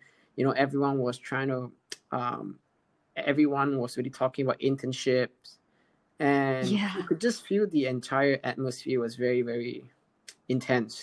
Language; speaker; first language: English; native; English